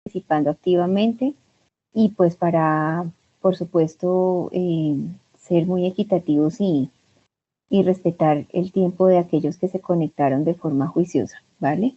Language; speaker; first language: Spanish; native; Spanish